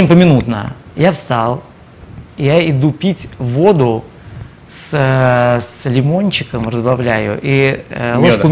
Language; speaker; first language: Russian; native; Russian